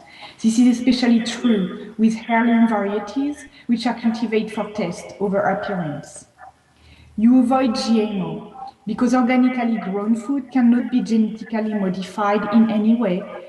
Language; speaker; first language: English; non-native, fluent; French